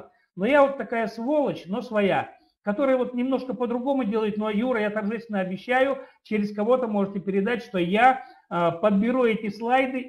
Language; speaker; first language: Russian; native; Russian